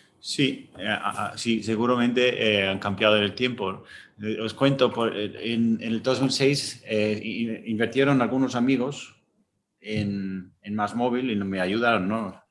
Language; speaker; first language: Spanish; non-native, fluent; German